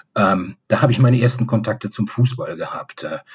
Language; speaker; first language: German; native; German